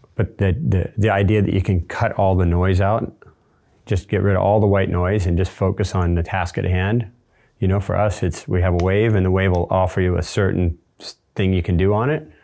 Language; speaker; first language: English; native; English